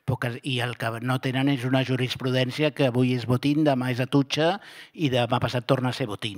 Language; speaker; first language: Catalan; native; Catalan